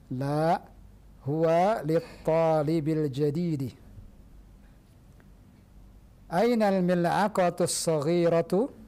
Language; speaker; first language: Arabic; non-native, fluent; Indonesian